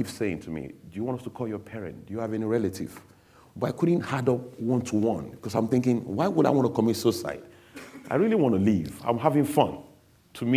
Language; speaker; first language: English; non-native, local second language; Yoruba